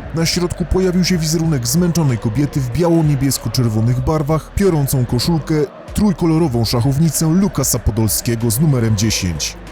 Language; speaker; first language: Polish; native; Polish